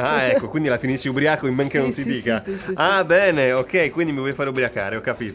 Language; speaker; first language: Italian; native; Italian